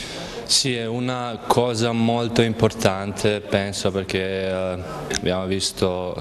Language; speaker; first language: Italian; non-native, fluent; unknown